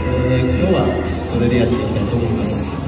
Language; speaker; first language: Japanese; native; Japanese